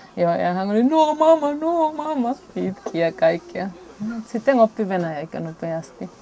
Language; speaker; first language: Finnish; non-native, fluent; Spanish